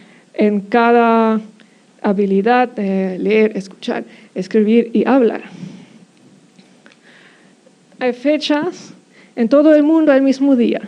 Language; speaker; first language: Spanish; non-native, fluent; German